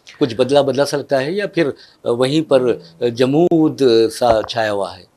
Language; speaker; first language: Urdu; native; Urdu